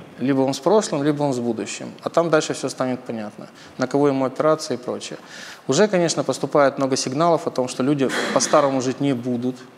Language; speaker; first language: Russian; native; Russian